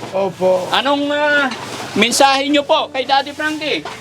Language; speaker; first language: Filipino; native; Filipino